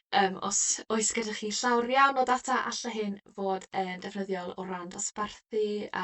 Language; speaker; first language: Welsh; non-native, local second language; English